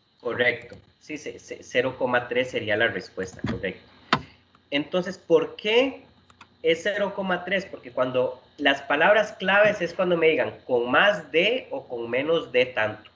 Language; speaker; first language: Spanish; native; Spanish